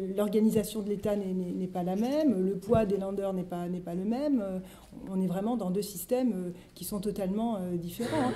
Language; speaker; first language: French; native; French